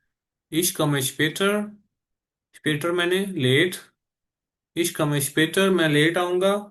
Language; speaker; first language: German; non-native, fluent; Urdu